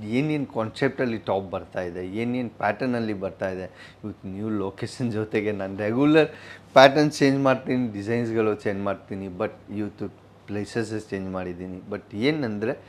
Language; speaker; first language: Kannada; non-native, fluent; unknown